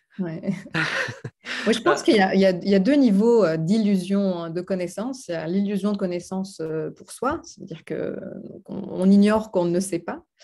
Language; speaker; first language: French; non-native, local second language; Arabic